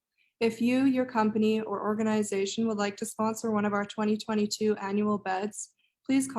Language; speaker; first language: English; native; English